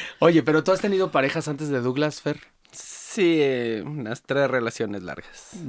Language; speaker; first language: Spanish; native; Spanish